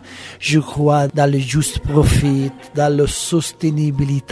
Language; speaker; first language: French; non-native, learner; Italian